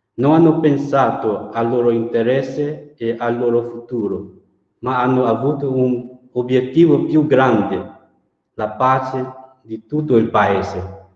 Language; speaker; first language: Italian; non-native, fluent; Burmese